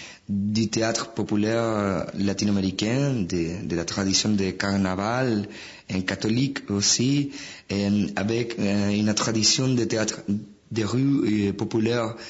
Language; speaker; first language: French; non-native, fluent; Spanish